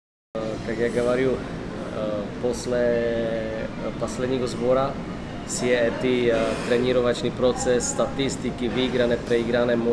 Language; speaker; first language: Russian; non-native, learner; Czech